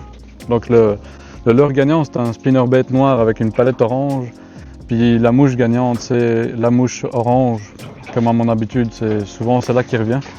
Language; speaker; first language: French; native; French